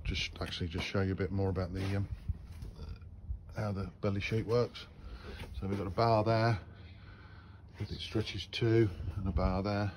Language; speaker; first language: English; native; English